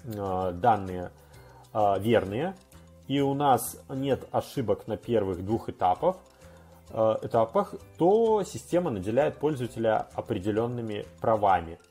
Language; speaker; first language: Russian; native; Russian